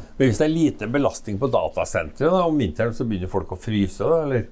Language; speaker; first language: Norwegian; native; Norwegian